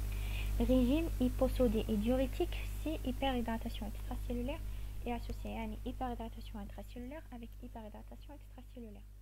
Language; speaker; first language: French; non-native, local second language; Arabic